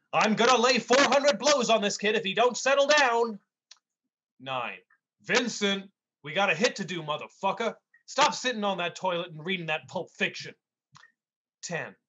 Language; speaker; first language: English; native; English